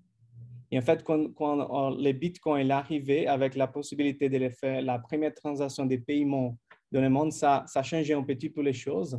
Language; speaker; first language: French; non-native, fluent; Portuguese